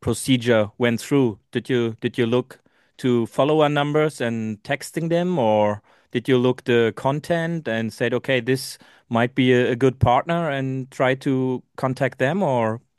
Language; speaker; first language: English; non-native, learner; German